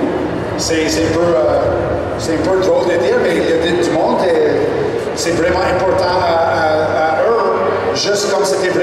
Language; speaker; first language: French; non-native, local second language; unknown